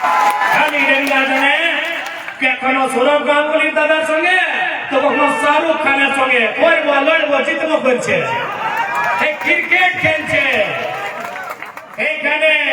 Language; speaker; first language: Bangla; non-native, local second language; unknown